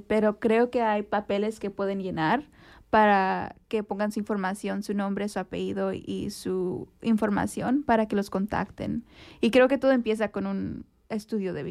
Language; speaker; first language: Spanish; early bilingual, heritage; Spanish